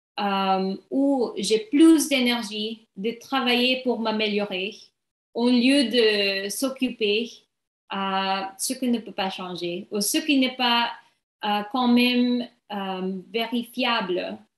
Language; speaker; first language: French; non-native, learner; English